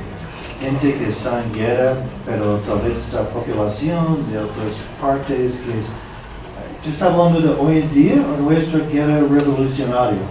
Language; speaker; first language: Spanish; non-native, fluent; English